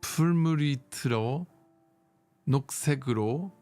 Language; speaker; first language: Korean; non-native, learner; English